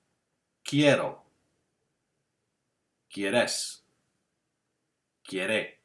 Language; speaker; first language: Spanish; non-native, fluent; English